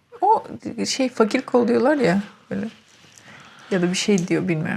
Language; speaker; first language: Turkish; native; Turkish